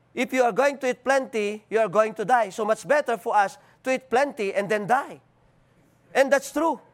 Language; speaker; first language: English; non-native, local second language; Filipino